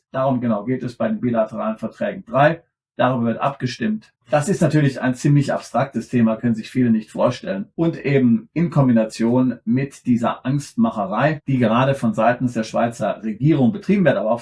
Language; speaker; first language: German; native; German